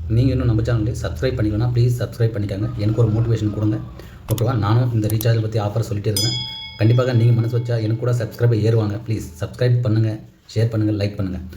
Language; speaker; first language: Tamil; non-native, local second language; Telugu